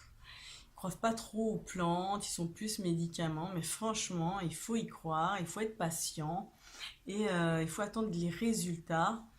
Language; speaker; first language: French; native; French